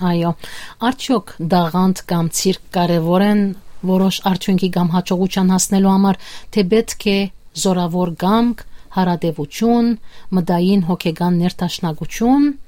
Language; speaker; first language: Armenian; native; Armenian